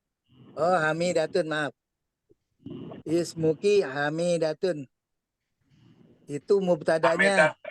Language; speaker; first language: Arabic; non-native, fluent; Indonesian